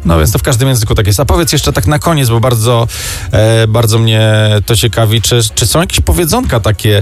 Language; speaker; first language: Polish; native; Polish